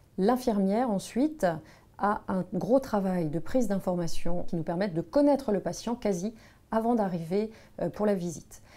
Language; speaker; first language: French; native; French